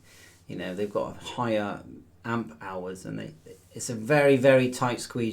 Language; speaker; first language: English; native; English